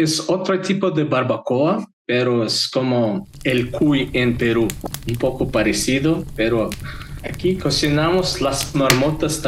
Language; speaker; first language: Spanish; non-native, fluent; Mongolian